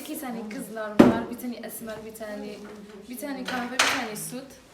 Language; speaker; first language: Turkish; non-native, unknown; Arabic